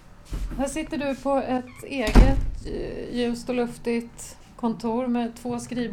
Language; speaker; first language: Swedish; native; Swedish